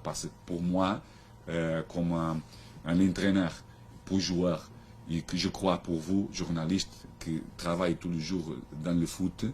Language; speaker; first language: French; non-native, learner; Portuguese